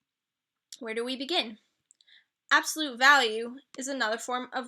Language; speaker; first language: English; native; English